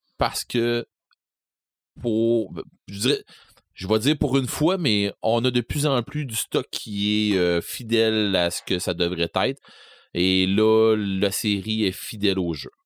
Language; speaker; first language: French; native; French